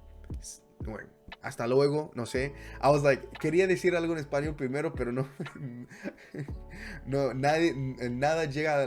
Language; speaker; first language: Spanish; non-native, fluent; English